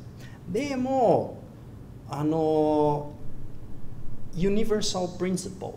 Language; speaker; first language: Japanese; non-native, learner; Portuguese